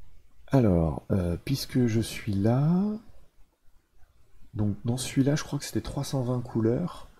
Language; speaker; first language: French; native; French